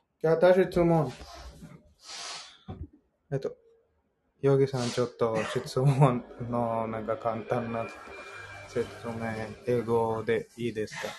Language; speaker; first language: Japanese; non-native, fluent; Hindi